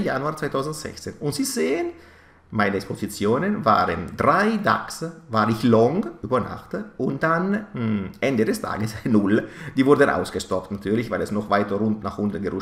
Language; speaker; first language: German; non-native, fluent; Italian